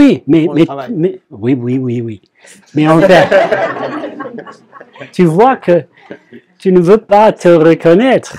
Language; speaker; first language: French; non-native, fluent; English